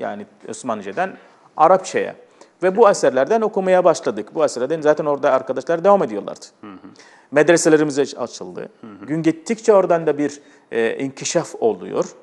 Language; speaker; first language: Turkish; non-native, fluent; Arabic